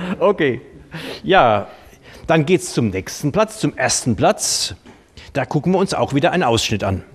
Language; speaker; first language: German; native; German